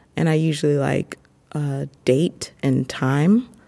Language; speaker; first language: English; native; English